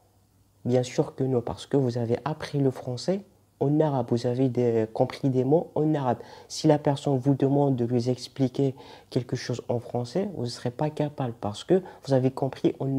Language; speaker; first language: French; non-native, local second language; Arabic